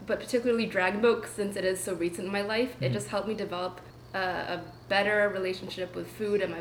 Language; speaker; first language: English; non-native, local second language; Cantonese